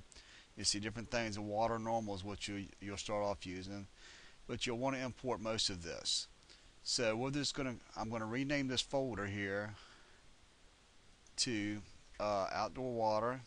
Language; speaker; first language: English; native; English